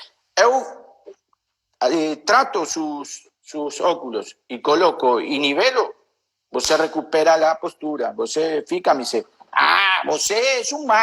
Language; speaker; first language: Portuguese; non-native, learner; Spanish